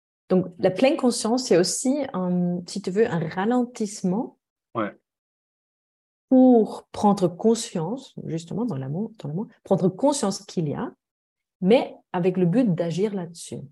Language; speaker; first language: French; non-native, fluent; German